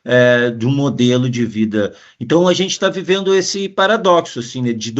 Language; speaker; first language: Portuguese; native; Portuguese